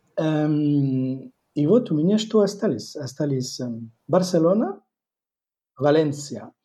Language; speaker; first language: Russian; non-native, fluent; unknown